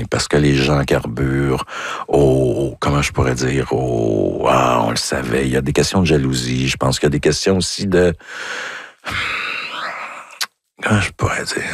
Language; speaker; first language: French; native; French